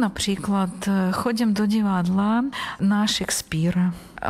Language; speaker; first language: Czech; non-native, learner; Ukrainian